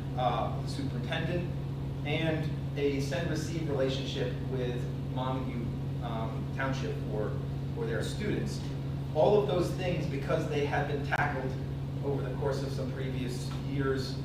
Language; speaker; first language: English; native; English